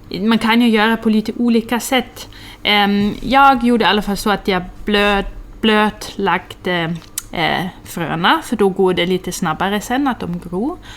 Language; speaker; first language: Swedish; native; Swedish